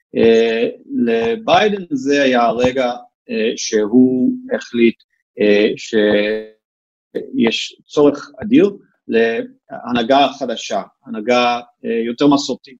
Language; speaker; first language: Hebrew; non-native, fluent; English